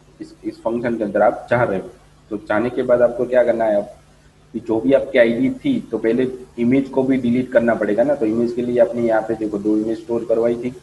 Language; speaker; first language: Hindi; non-native, local second language; Gujarati